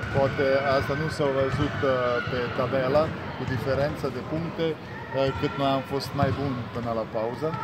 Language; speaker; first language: Romanian; non-native, fluent; Serbian